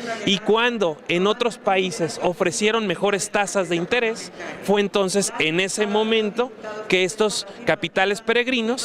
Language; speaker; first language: Spanish; native; Spanish